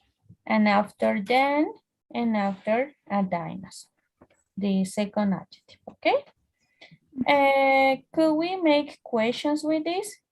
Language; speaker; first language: English; non-native, fluent; Spanish